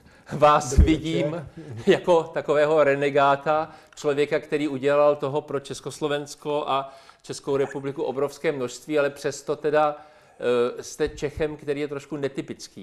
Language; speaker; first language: Czech; native; Czech